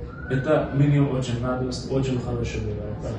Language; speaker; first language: Russian; non-native, learner; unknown